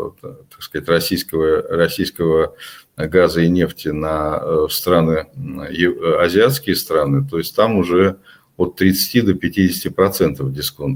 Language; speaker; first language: Russian; native; Russian